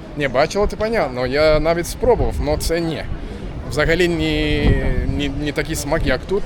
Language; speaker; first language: Ukrainian; native; Ukrainian